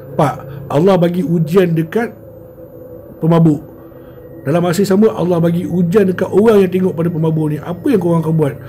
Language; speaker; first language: Malay; native; Malay